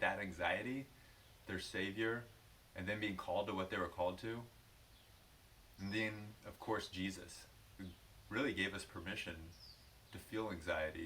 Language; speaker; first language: English; native; English